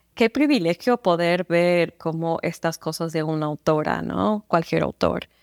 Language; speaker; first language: Spanish; non-native, fluent; English